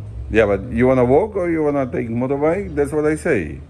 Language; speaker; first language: English; non-native, learner; Polish